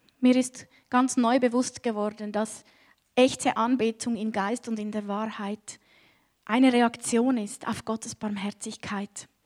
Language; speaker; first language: German; native; German